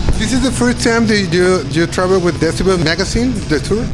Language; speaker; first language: English; non-native, learner; Spanish